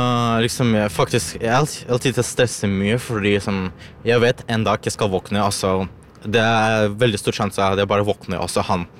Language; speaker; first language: Norwegian; non-native, learner; Ukrainian